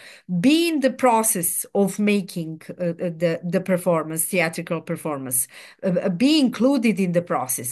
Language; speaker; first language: English; non-native, fluent; Serbian